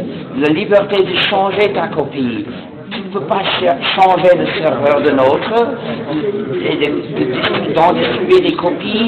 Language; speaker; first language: French; non-native, fluent; English